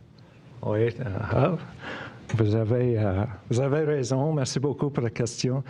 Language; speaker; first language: French; non-native, local second language; English